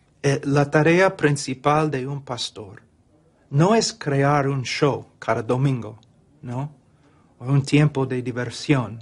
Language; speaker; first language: Spanish; non-native, fluent; English